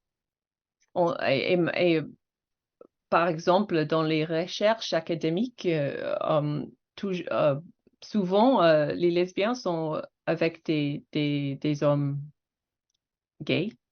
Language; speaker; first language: French; non-native, fluent; English